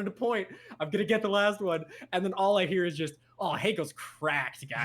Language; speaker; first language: English; native; English